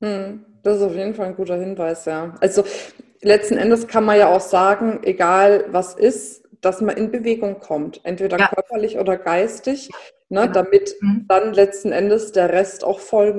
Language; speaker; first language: German; native; German